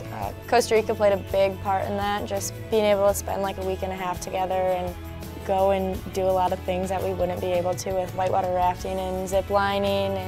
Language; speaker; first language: English; native; English